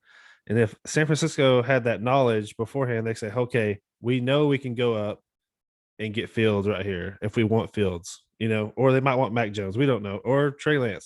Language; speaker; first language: English; native; English